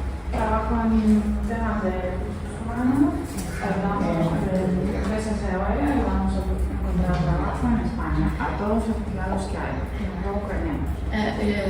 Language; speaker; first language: Spanish; non-native, learner; Ukrainian